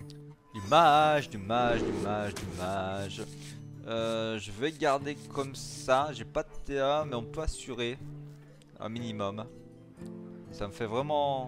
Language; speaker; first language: French; native; French